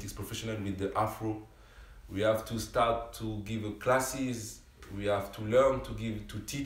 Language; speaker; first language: English; non-native, learner; French